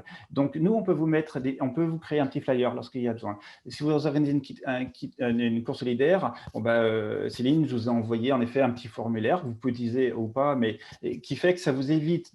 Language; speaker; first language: French; native; French